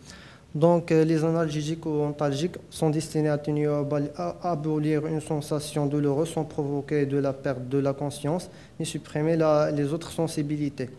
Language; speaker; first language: French; non-native, local second language; Arabic